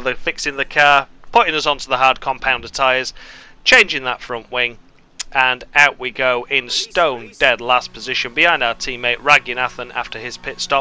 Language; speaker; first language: English; native; English